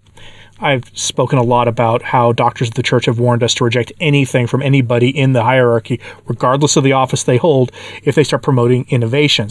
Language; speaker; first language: English; native; English